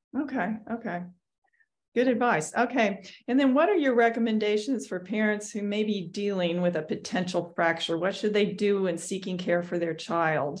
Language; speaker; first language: English; native; English